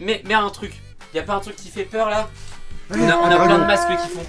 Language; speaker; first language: French; native; French